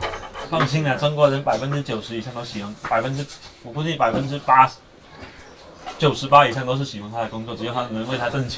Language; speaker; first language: Chinese; native; Chinese